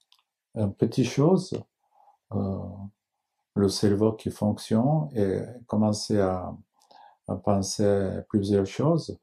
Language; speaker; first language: French; non-native, learner; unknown